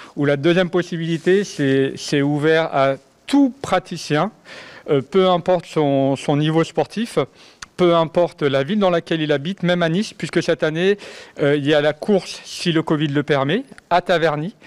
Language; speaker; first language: French; native; French